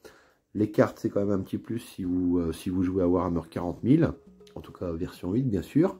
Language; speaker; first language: French; native; French